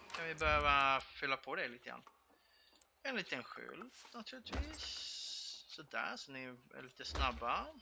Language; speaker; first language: Swedish; native; Swedish